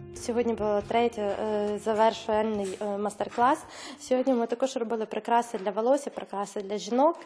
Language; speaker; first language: Ukrainian; native; Ukrainian